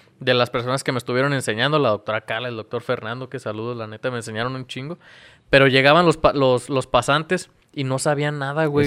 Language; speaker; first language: Spanish; native; Spanish